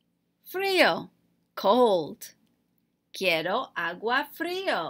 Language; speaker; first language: Spanish; non-native, learner; English